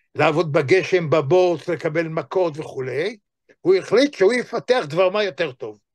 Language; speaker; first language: Hebrew; native; Hebrew